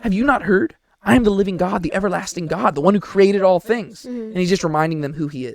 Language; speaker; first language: English; native; English